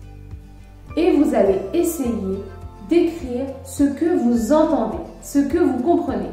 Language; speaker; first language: French; native; French